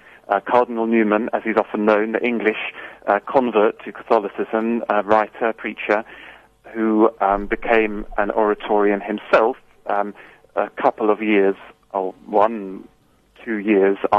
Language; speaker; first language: English; native; English